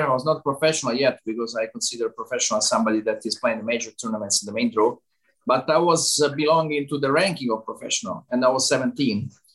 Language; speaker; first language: English; non-native, fluent; Italian